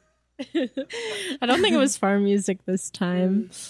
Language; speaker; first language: English; non-native, fluent; French